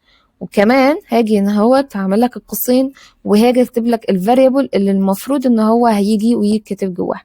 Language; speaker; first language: Arabic; native; Arabic